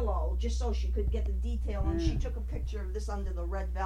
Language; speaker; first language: English; early bilingual, other home language; Armenian